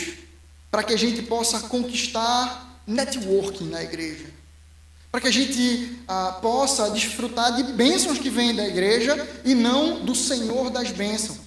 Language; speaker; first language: Portuguese; native; Portuguese